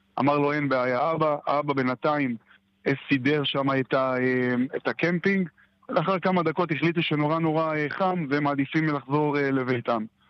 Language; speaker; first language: Hebrew; native; Hebrew